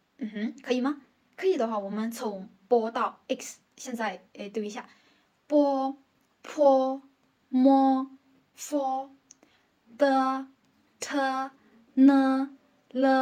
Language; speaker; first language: Chinese; non-native, fluent; Burmese